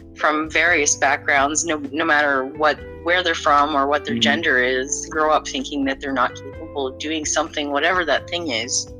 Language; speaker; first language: English; native; English